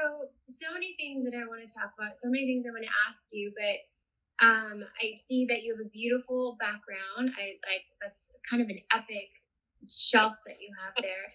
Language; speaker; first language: English; native; English